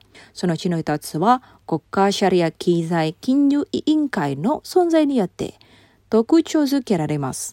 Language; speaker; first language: Japanese; non-native, fluent; Indonesian